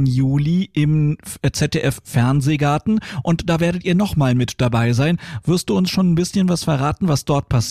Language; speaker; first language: German; native; German